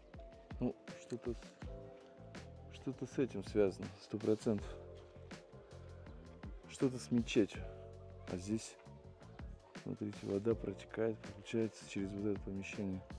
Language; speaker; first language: Russian; native; Russian